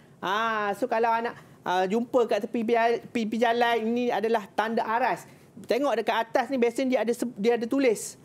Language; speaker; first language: Malay; native; Malay